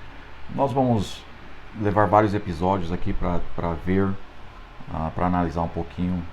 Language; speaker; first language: Portuguese; non-native, fluent; English